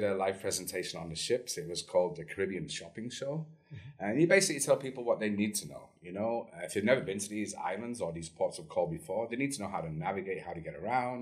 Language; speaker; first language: English; native; English